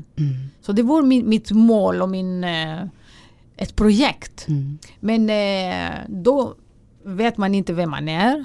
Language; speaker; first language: Swedish; non-native, fluent; Greek